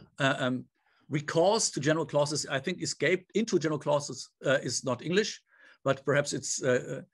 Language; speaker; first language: English; non-native, fluent; German